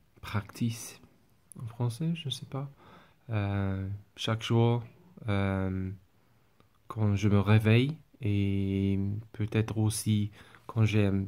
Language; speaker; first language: French; non-native, learner; English